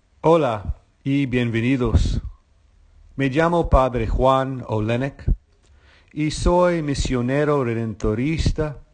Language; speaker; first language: Spanish; non-native, fluent; English